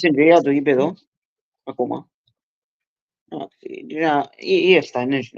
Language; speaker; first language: Greek; early bilingual, heritage; Greek